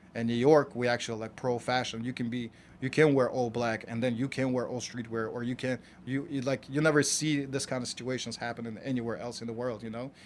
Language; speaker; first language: English; non-native, fluent; Kazakh